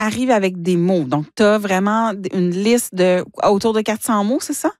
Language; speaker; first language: French; native; French